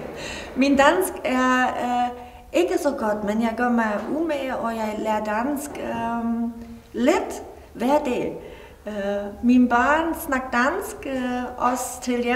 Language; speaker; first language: Danish; non-native, learner; German